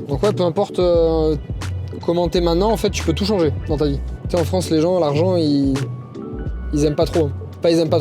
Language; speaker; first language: French; native; French